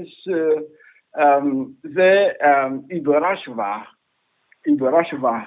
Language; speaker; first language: German; non-native, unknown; Wolof